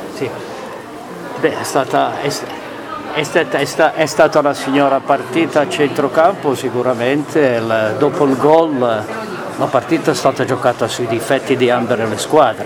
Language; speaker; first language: Italian; native; Italian